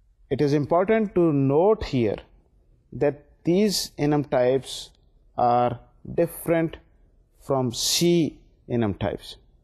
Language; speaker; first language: English; non-native, local second language; Urdu